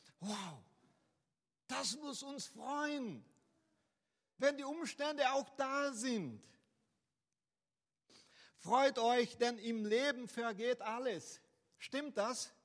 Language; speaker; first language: German; non-native, fluent; Portuguese